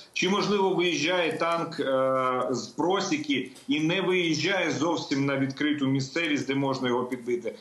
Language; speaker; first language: Ukrainian; native; Ukrainian